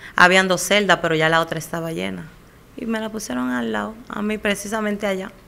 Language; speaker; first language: Spanish; native; Spanish